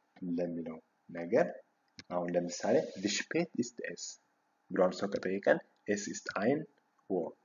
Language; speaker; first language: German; non-native, fluent; Amharic